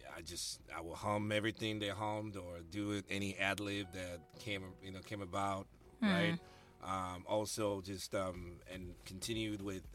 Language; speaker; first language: English; non-native, local second language; Igbo